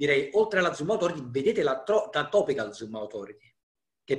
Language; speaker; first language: Italian; native; Italian